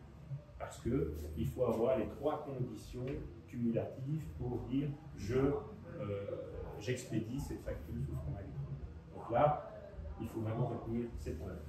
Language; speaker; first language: French; native; French